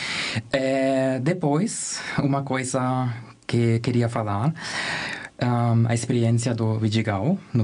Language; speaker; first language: Portuguese; non-native, learner; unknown